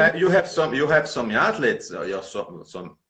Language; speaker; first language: English; non-native, learner; Portuguese